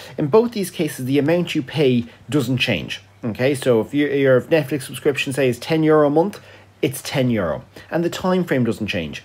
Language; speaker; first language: English; native; English